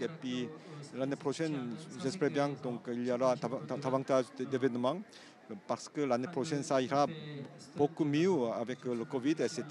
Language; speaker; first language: French; non-native, fluent; Korean